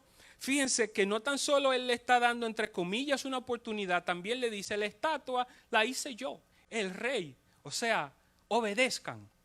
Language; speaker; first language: Spanish; native; Spanish